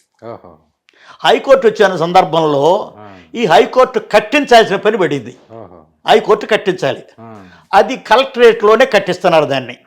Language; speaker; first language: Telugu; native; Telugu